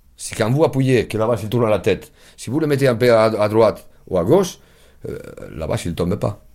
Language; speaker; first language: French; non-native, fluent; Spanish